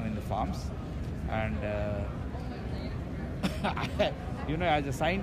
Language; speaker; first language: English; non-native, local second language; Telugu